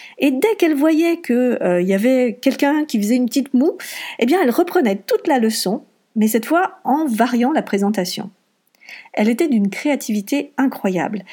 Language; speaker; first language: French; native; French